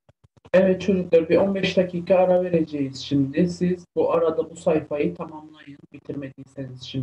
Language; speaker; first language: Turkish; native; Turkish